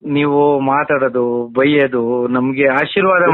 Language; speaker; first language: Kannada; native; Kannada